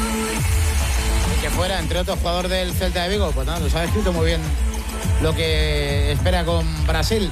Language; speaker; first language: Spanish; native; Spanish